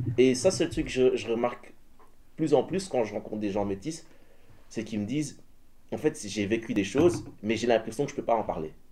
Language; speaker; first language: French; early bilingual, other home language; Dutch